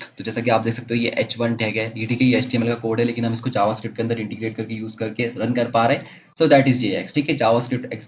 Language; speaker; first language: Hindi; native; Hindi